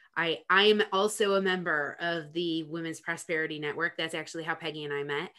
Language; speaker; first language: English; native; English